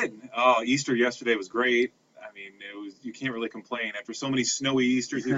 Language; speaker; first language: English; native; English